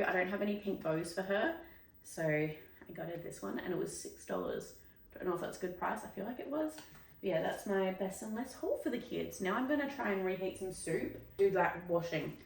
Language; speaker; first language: English; native; English